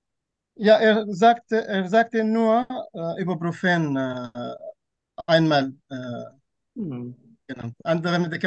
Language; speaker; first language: German; non-native, fluent; Turkish